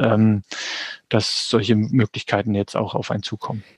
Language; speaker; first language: German; native; German